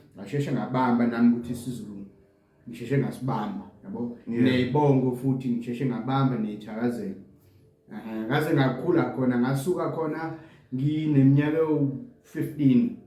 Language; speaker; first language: Zulu; non-native, local second language; English